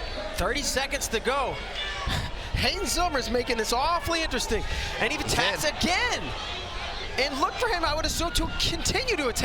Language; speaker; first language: English; native; English